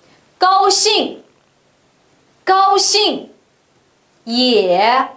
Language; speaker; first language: Chinese; non-native, local second language; Uyghur